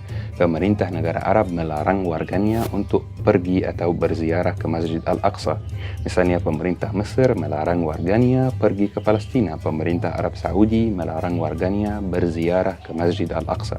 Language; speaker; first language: Indonesian; non-native, fluent; Arabic